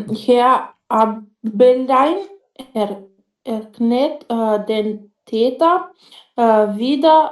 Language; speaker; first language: German; non-native, learner; Macedonian